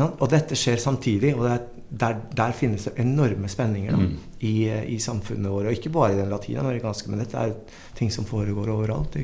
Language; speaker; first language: Norwegian; early bilingual, other home language; Spanish